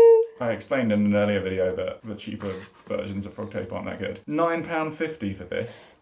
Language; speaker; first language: English; native; English